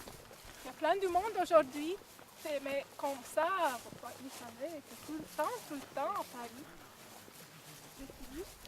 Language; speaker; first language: French; non-native, fluent; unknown